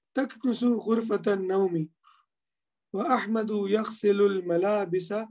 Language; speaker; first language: Arabic; non-native, learner; Urdu